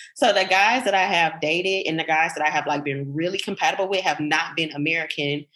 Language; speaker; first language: English; native; English